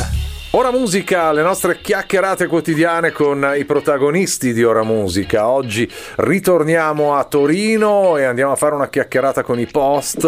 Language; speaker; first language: Italian; native; Italian